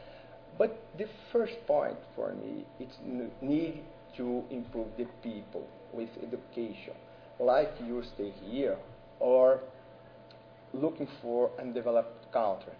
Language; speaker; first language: English; non-native, learner; Portuguese